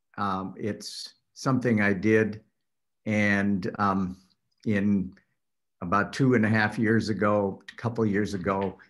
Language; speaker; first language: English; native; English